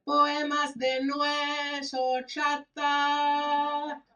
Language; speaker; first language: Spanish; early bilingual, heritage; Spanish